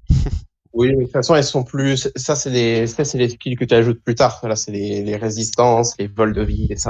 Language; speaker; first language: French; native; French